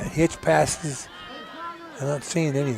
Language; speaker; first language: English; native; English